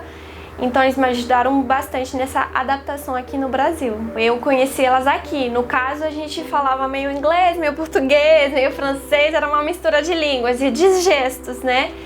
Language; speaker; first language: Portuguese; non-native, fluent; French